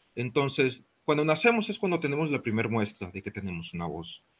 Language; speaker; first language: Spanish; native; Spanish